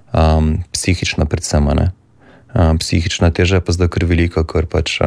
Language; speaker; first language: Slovenian; native; Slovenian